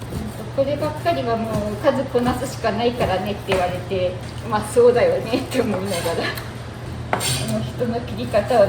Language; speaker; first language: Japanese; native; Japanese